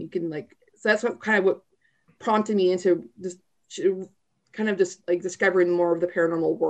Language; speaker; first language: English; native; English